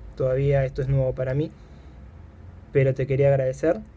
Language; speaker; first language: Spanish; native; Spanish